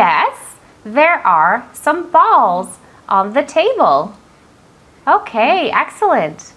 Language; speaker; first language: English; non-native, fluent; Spanish